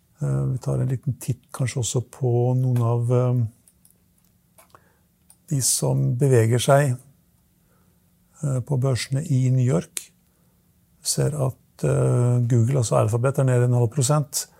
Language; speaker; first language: Norwegian; native; Norwegian